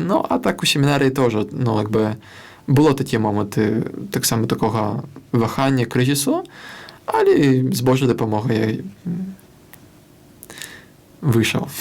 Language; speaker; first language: Belarusian; non-native, local second language; Russian